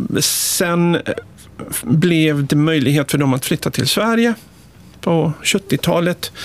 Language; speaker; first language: Swedish; early bilingual, other home language; Spanish